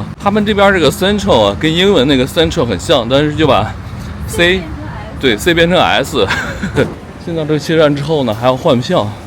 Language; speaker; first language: Chinese; native; Chinese